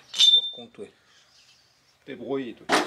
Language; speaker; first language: French; native; French